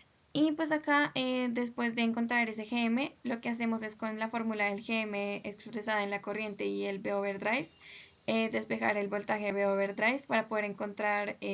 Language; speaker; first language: Spanish; native; Spanish